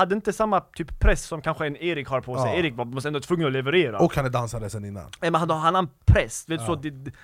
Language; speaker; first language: Swedish; native; Swedish